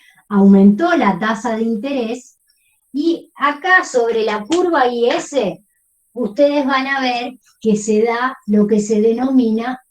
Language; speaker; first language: Spanish; native; Spanish